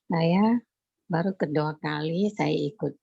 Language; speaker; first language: Indonesian; non-native, local second language; Chinese